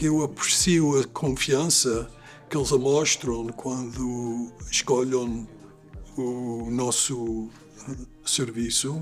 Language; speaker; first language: Portuguese; early bilingual, other home language; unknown